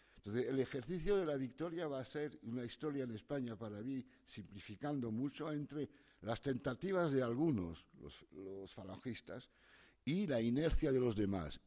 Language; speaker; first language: Spanish; non-native, fluent; French